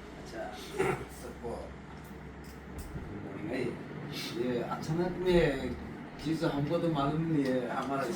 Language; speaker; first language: Hindi; non-native, local second language; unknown